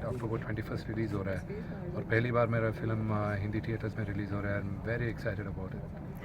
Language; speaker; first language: Hindi; non-native, learner; Telugu